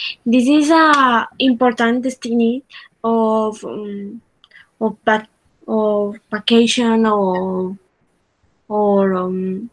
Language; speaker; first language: English; non-native, learner; Spanish